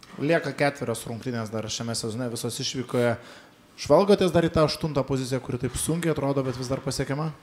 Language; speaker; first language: Lithuanian; native; Lithuanian